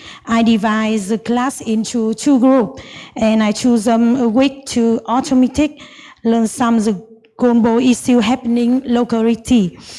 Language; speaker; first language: English; non-native, learner; Vietnamese